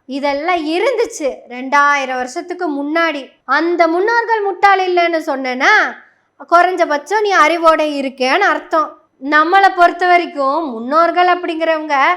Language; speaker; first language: Tamil; non-native, local second language; Malayalam